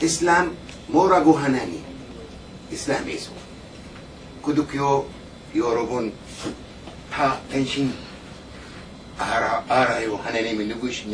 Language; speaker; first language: Korean; non-native, learner; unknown